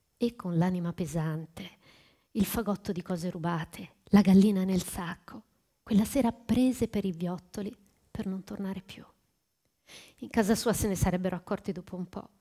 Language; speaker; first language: Italian; native; Italian